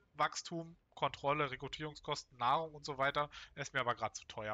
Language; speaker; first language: German; native; German